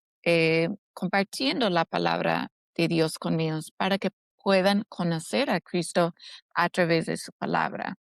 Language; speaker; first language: Spanish; non-native, fluent; English